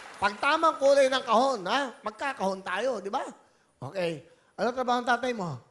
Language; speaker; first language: Filipino; native; Filipino